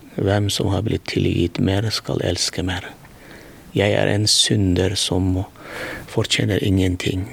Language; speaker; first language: Norwegian; non-native, fluent; Turkmen